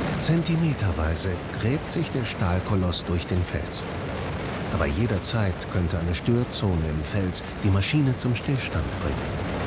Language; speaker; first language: German; native; German